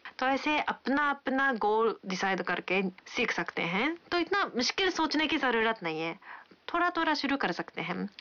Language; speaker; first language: Hindi; non-native, fluent; Japanese